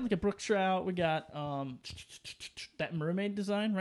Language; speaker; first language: English; native; English